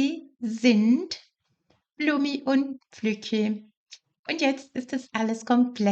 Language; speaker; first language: German; non-native, fluent; Portuguese